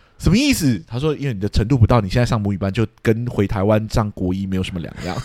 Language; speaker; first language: Chinese; early bilingual, heritage; Chinese